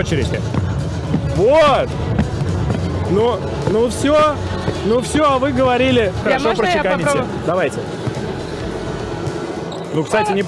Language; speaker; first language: Russian; native; Russian